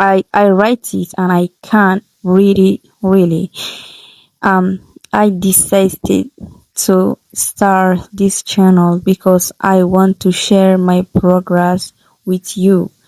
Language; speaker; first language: English; non-native, learner; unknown